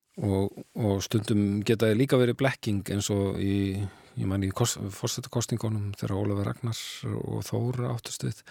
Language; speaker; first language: Icelandic; native; Icelandic